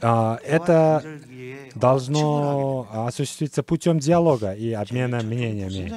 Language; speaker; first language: Russian; non-native, fluent; Korean